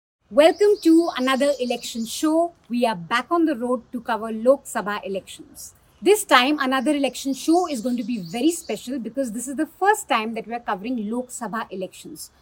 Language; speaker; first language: English; non-native, local second language; Hindi